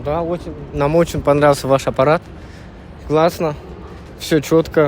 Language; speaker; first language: Russian; native; Russian